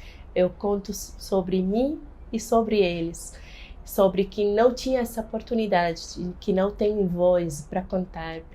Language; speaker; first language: Portuguese; non-native, fluent; Arabic